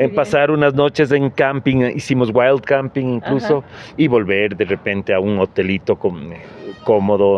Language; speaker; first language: Spanish; native; Spanish